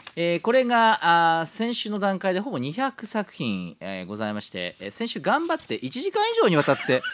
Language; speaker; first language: Japanese; native; Japanese